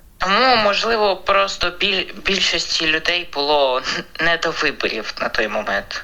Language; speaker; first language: Ukrainian; non-native, local second language; Russian